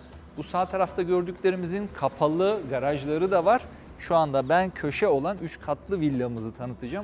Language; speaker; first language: Turkish; native; Turkish